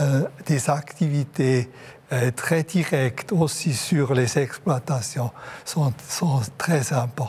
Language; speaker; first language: French; non-native, local second language; German